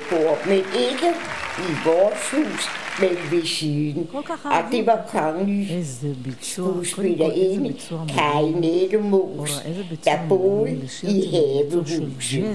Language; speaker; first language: Danish; early bilingual, other home language; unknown